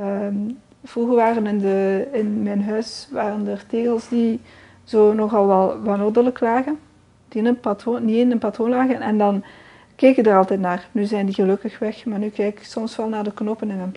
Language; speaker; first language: Dutch; native; Dutch